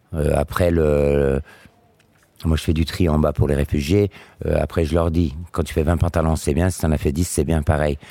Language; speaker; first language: French; native; French